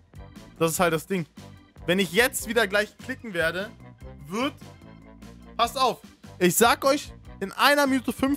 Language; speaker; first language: German; native; German